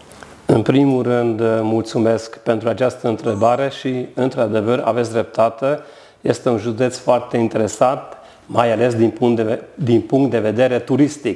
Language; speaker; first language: Romanian; non-native, local second language; Hungarian